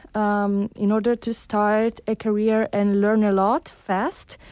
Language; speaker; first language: English; early bilingual, heritage; Spanish